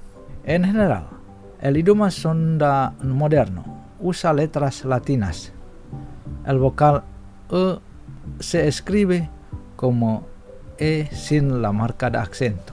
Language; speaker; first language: Spanish; non-native, fluent; Indonesian